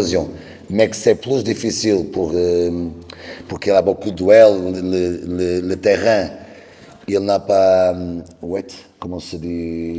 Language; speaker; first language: French; non-native, learner; Portuguese